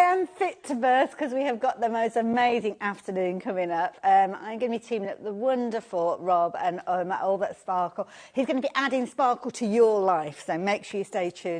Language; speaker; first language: English; native; English